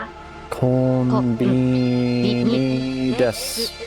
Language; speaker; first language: Japanese; non-native, learner; English